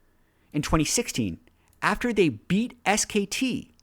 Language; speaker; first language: English; native; English